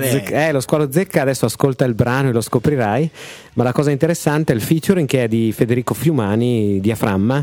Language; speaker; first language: Italian; native; Italian